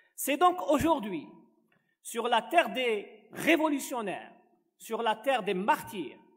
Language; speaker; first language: French; non-native, local second language; Arabic